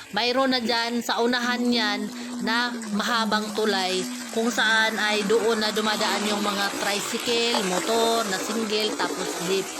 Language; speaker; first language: Filipino; non-native, local second language; Cebuano